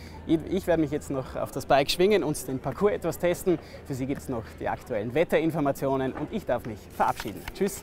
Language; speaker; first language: German; native; German